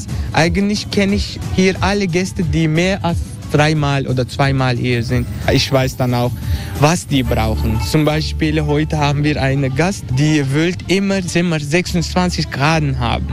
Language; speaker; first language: German; non-native, learner; Turkish